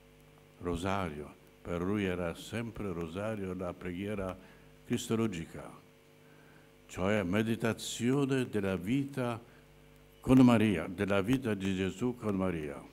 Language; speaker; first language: Italian; non-native, fluent; Polish